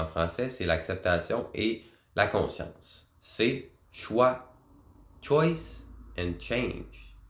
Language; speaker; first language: French; native; French